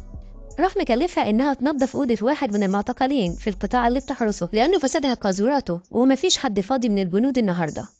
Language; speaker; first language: Arabic; native; Arabic